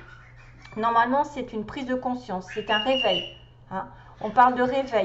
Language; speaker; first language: French; native; French